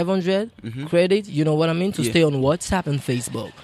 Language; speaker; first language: English; non-native, local second language; Krio